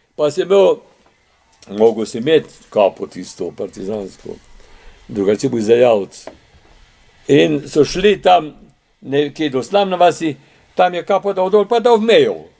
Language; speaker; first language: Slovenian; native; Slovenian